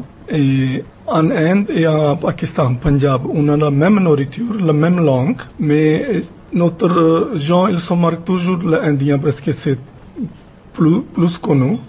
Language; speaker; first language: French; non-native, fluent; Punjabi